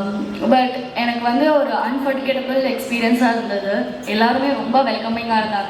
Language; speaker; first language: Tamil; non-native, learner; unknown